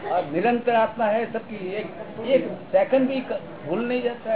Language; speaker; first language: Hindi; non-native, local second language; Gujarati